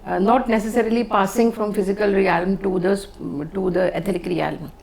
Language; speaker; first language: English; non-native, local second language; Hindi